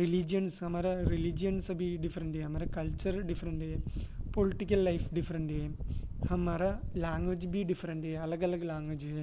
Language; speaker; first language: Hindi; non-native, local second language; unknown